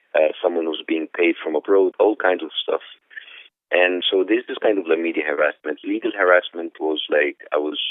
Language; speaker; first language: English; non-native, fluent; Arabic